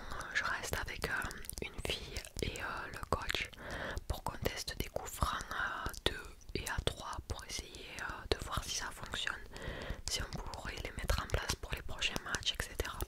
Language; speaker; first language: French; native; French